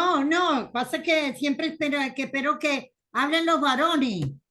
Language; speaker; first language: Spanish; native; Spanish